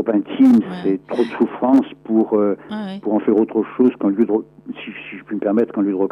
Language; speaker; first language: French; native; French